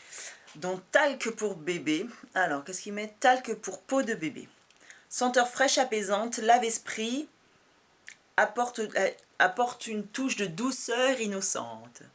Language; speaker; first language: French; native; French